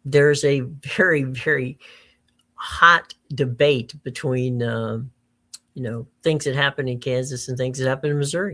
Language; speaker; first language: English; native; English